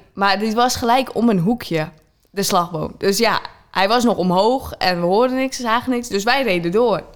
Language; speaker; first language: Dutch; native; Dutch